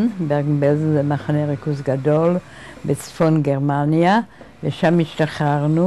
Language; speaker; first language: Hebrew; early bilingual, other home language; Czech